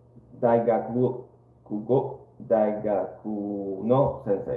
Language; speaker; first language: Japanese; non-native, learner; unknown